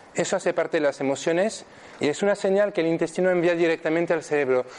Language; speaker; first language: Spanish; non-native, fluent; French